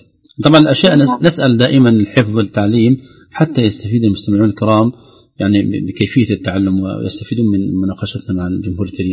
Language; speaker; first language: Arabic; native; Arabic